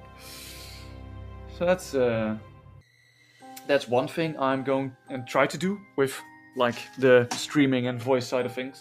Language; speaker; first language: English; non-native, fluent; Dutch